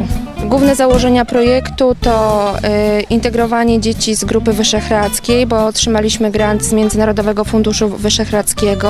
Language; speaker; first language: Polish; native; Polish